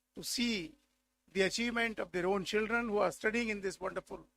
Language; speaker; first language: English; non-native, local second language; Marathi